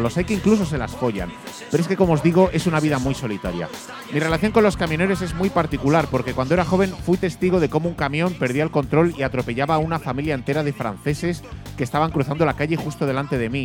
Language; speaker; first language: Spanish; native; Spanish